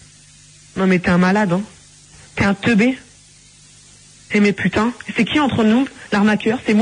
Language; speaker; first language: French; native; French